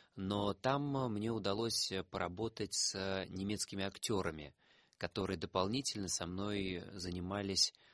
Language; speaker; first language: Russian; native; Russian